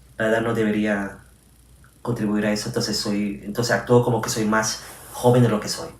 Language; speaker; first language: Spanish; early bilingual, heritage; Spanish